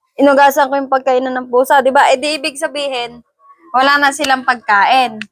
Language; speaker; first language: Filipino; native; Filipino